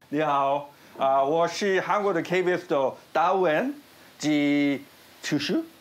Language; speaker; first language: Chinese; non-native, learner; Korean